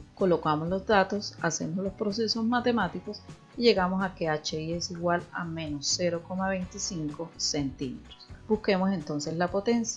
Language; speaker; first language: Spanish; native; Spanish